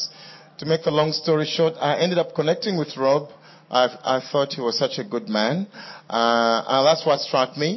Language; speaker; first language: English; non-native, local second language; Bemba